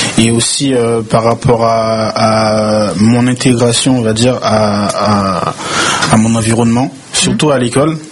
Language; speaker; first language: French; early bilingual, other home language; Haitian Creole